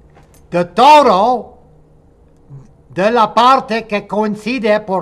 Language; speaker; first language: Spanish; non-native, fluent; English